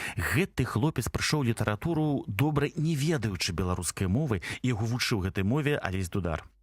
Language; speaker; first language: Belarusian; native; Belarusian